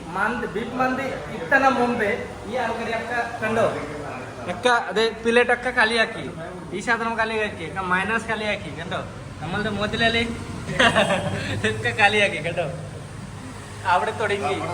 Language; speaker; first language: Malayalam; non-native, learner; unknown